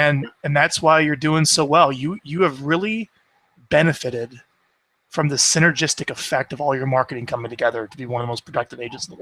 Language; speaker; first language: English; native; English